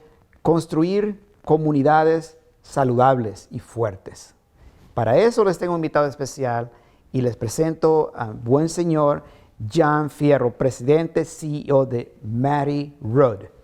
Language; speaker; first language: Spanish; native; Spanish